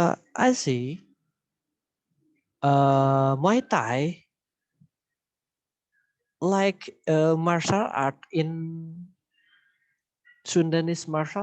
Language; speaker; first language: English; non-native, learner; Indonesian